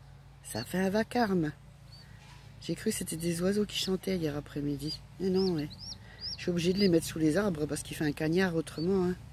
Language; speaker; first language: French; native; French